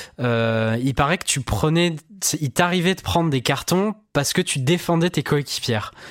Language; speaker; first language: French; native; French